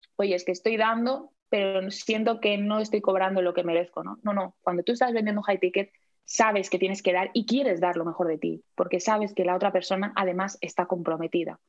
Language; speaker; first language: Spanish; native; Spanish